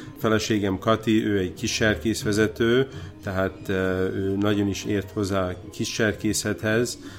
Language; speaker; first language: Hungarian; early bilingual, heritage; Hungarian